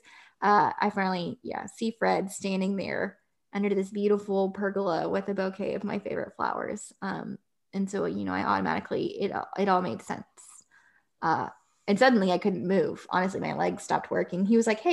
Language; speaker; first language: English; native; English